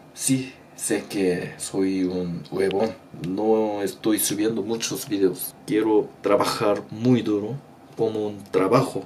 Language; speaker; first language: Spanish; non-native, learner; Korean